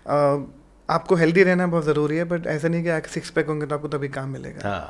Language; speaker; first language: Hindi; native; Hindi